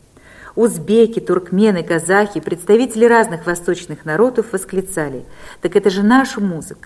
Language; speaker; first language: Russian; native; Russian